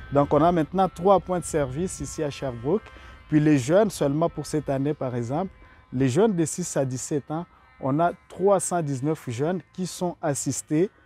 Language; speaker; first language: French; non-native, local second language; Rundi